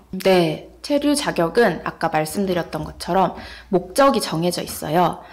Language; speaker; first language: Korean; native; Korean